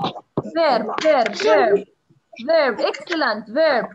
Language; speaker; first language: English; non-native, learner; Arabic